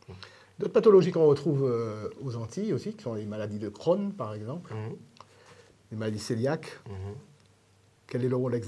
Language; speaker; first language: French; native; French